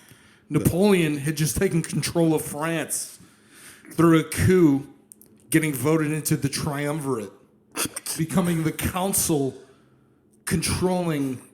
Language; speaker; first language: English; native; English